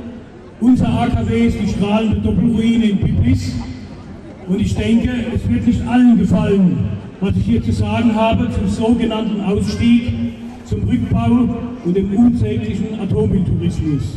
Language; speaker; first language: German; native; German